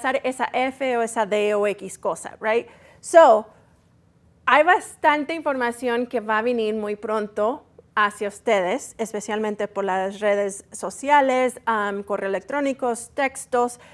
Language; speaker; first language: Spanish; early bilingual, heritage; Spanish